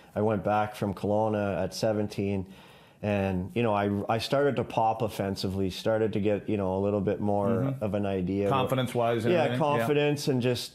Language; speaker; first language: English; native; English